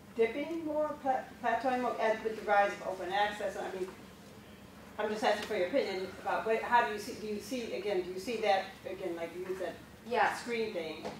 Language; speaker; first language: English; native; English